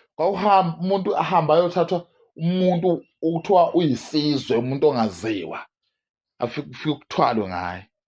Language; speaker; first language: Zulu; non-native, local second language; Swati